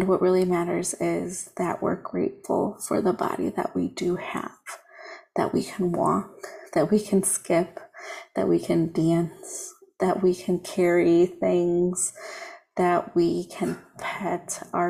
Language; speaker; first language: English; native; English